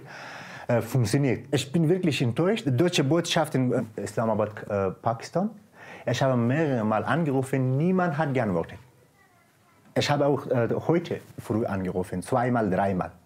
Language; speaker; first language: German; non-native, fluent; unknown